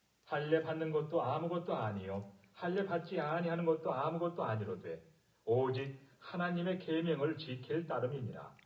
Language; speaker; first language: Korean; native; Korean